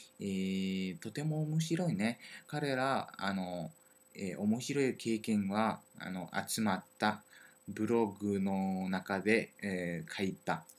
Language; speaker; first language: Japanese; non-native, learner; French